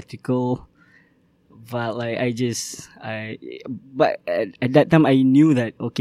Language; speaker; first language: English; non-native, local second language; Malay